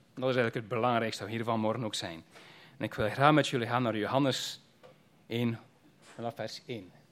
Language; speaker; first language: Dutch; native; Dutch